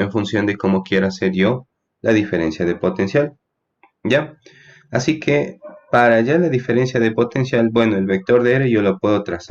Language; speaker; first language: Spanish; native; Spanish